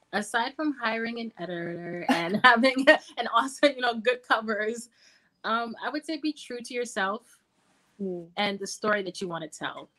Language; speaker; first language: English; native; English